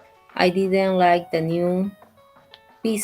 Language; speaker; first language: English; non-native, learner; Spanish